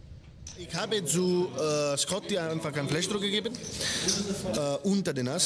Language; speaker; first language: German; non-native, fluent; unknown